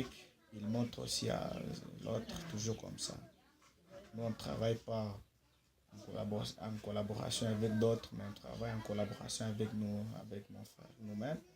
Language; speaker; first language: French; non-native, local second language; Swahili